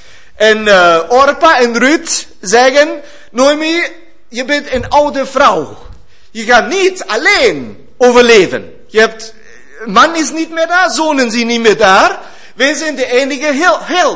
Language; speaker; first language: Dutch; non-native, learner; German